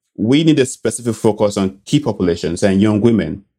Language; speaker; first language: English; non-native, local second language; Bini